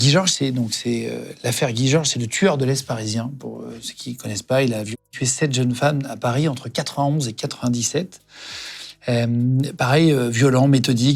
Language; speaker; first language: French; native; French